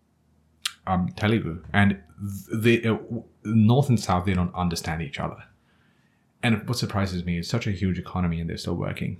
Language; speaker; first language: English; non-native, local second language; Nepali